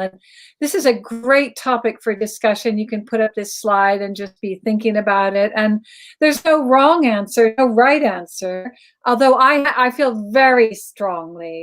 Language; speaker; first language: English; native; English